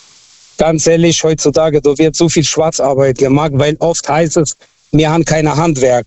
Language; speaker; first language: German; non-native, fluent; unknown